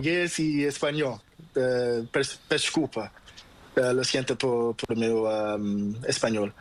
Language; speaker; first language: Spanish; non-native, learner; Portuguese